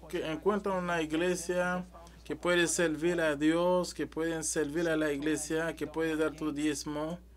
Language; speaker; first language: Spanish; non-native, learner; French